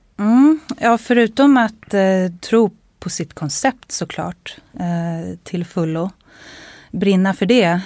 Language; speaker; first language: Swedish; native; Swedish